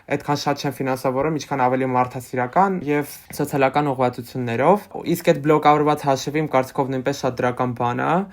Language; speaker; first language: Armenian; native; Armenian